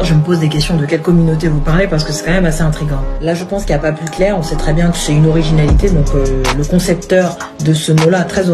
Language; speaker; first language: French; native; French